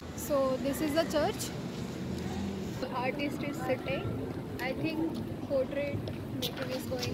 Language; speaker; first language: English; non-native, local second language; Hindi